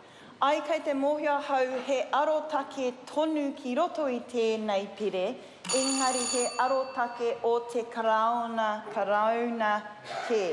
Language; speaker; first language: Māori; non-native, learner; English